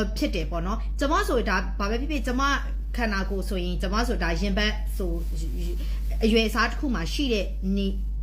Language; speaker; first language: Burmese; native; Burmese